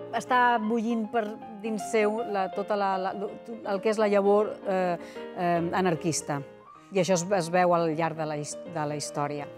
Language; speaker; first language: Catalan; native; Catalan